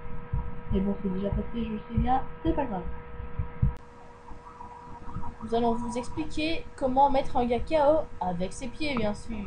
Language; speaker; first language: French; native; French